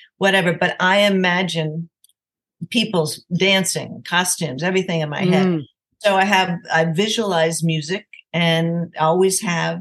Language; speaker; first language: English; native; English